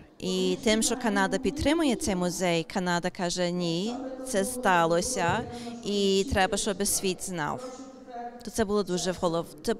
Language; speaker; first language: Ukrainian; early bilingual, heritage; English